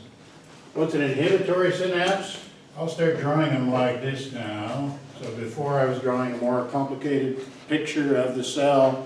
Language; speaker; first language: English; native; English